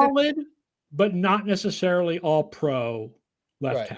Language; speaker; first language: English; native; English